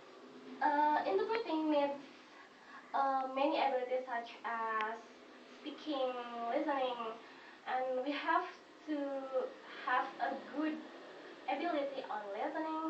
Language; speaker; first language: English; non-native, fluent; Indonesian